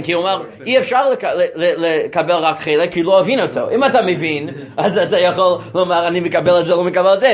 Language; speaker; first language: Hebrew; non-native, fluent; English